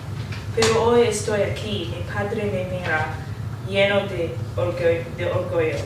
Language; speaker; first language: Spanish; non-native, learner; Arabic